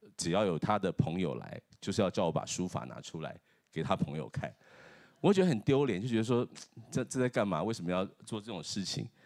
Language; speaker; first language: Chinese; native; Chinese